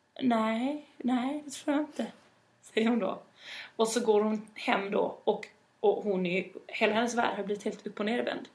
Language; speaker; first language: Swedish; native; Swedish